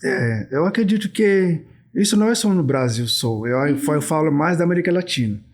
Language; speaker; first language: Portuguese; non-native, fluent; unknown